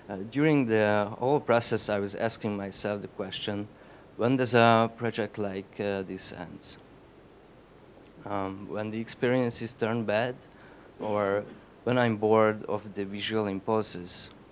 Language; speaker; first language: English; non-native, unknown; Hungarian